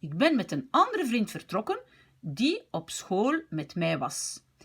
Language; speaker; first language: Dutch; non-native, fluent; French